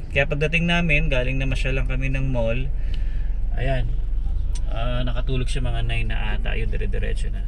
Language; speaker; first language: Filipino; native; Filipino